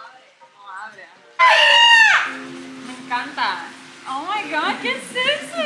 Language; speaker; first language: Spanish; early bilingual, heritage; English